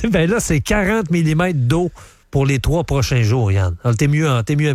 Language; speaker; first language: French; native; French